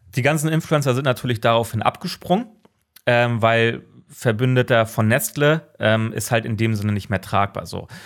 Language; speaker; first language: German; native; German